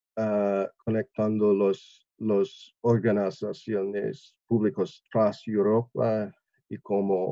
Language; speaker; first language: Spanish; non-native, learner; English